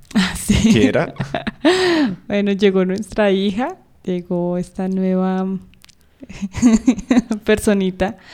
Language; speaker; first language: Spanish; native; Spanish